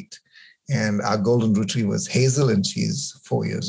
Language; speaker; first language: English; non-native, local second language; Malayalam